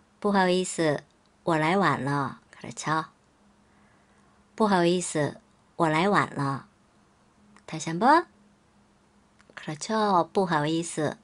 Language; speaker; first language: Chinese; non-native, fluent; Korean